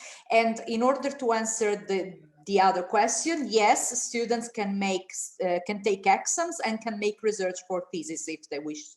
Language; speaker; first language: English; non-native, fluent; Italian